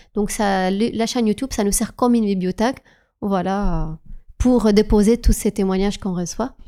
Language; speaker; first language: French; non-native, fluent; Arabic